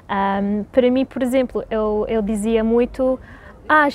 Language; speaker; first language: Portuguese; non-native, fluent; English